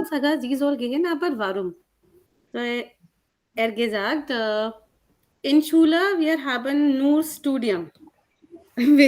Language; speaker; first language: German; non-native, learner; Hindi